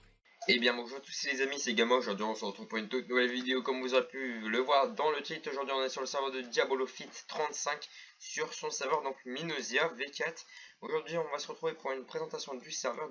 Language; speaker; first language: French; native; French